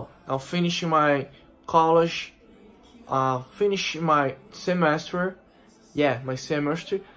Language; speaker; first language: English; non-native, learner; Portuguese